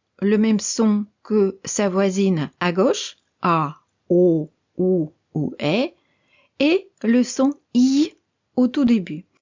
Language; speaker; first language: French; non-native, fluent; Russian